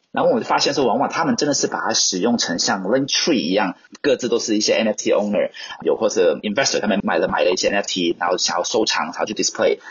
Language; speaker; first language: Chinese; non-native, local second language; Cantonese